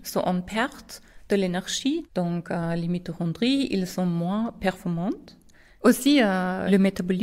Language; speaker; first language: French; non-native, fluent; German